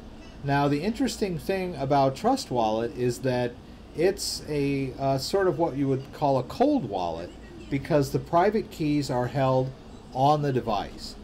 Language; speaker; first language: English; native; English